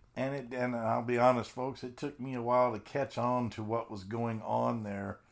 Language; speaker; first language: English; native; English